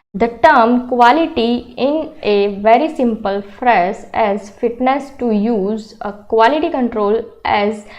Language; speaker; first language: English; non-native, local second language; Gujarati